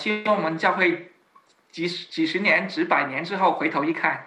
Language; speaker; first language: Chinese; native; Chinese